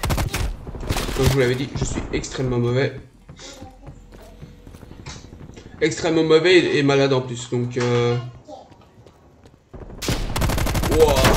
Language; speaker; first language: French; native; French